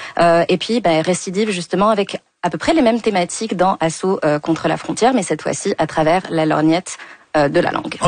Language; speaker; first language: French; native; French